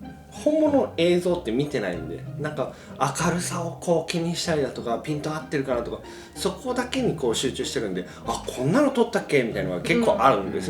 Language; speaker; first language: Japanese; native; Japanese